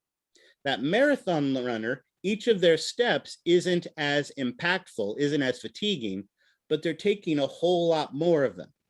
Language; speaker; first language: English; native; English